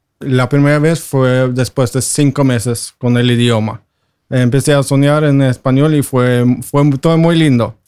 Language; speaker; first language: Spanish; non-native, fluent; Norwegian